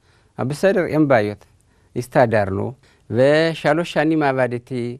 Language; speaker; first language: Hebrew; non-native, fluent; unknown